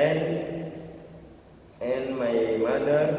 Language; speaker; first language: English; non-native, learner; Indonesian